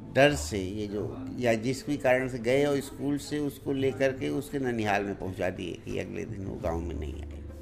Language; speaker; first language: Hindi; native; Hindi